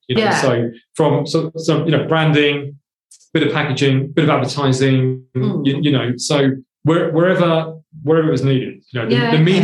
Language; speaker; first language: English; native; English